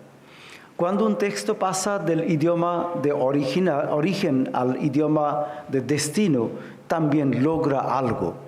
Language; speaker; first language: Spanish; non-native, fluent; Bangla